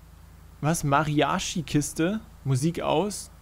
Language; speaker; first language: German; native; German